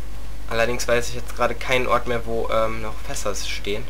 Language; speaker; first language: German; native; German